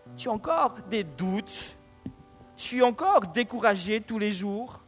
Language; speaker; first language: French; native; French